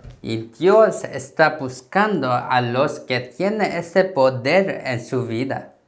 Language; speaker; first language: Spanish; non-native, learner; Korean